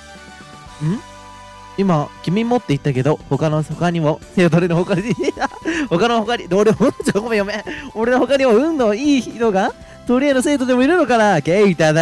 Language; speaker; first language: Japanese; native; Japanese